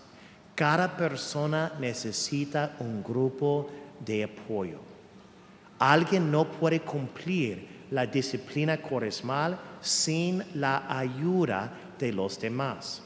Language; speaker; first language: Spanish; non-native, fluent; English